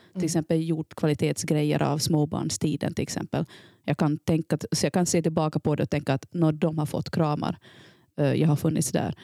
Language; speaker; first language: Swedish; native; Swedish